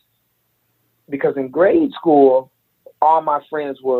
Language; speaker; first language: English; native; English